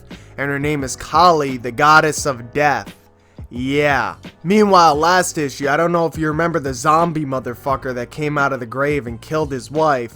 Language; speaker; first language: English; native; English